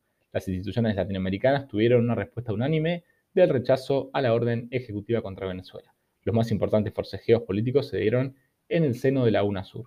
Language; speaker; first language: Spanish; native; Spanish